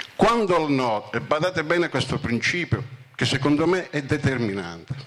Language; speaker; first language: Italian; native; Italian